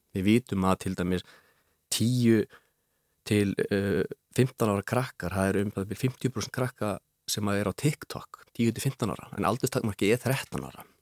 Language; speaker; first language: Icelandic; native; Icelandic